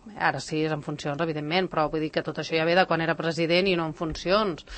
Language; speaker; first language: Catalan; native; Catalan